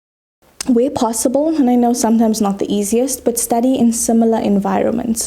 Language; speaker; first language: English; native; English